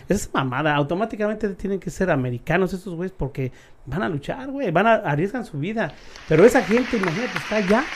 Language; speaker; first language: Spanish; native; Spanish